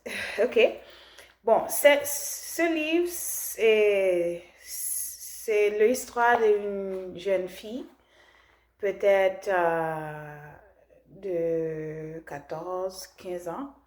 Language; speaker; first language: French; non-native, learner; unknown